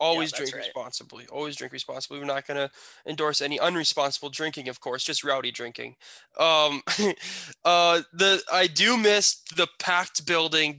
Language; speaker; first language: English; native; English